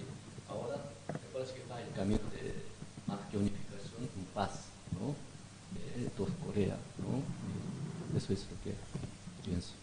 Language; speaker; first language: Spanish; non-native, fluent; Korean